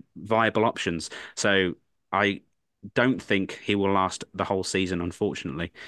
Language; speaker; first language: English; native; English